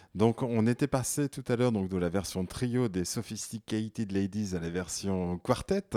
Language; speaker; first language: French; native; French